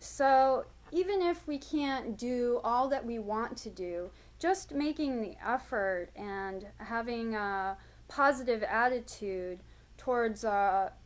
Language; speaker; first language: English; native; English